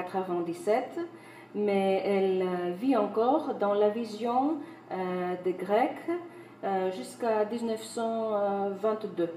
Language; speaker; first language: French; non-native, fluent; Greek